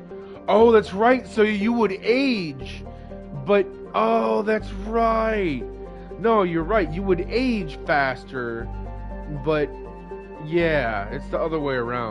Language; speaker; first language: English; native; English